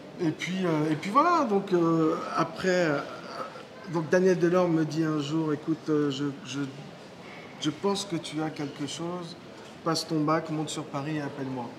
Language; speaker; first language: French; early bilingual, other home language; Riffian